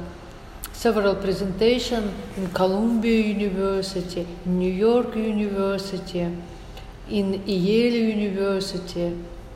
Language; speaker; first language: English; non-native, learner; Russian